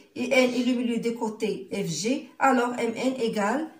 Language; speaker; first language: French; non-native, local second language; Arabic